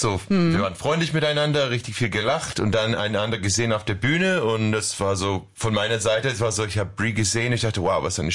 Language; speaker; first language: German; non-native, fluent; English